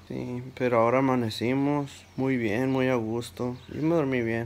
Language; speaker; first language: Spanish; early bilingual, heritage; Spanish